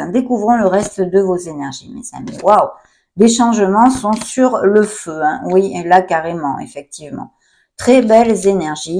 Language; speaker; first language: French; native; French